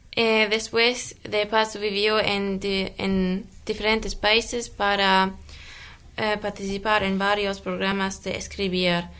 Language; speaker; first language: Spanish; non-native, learner; German